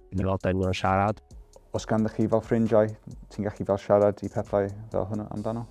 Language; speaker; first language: Welsh; non-native, local second language; English